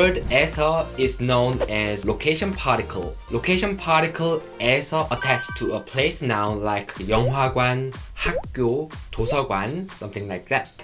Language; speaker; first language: English; non-native, fluent; Korean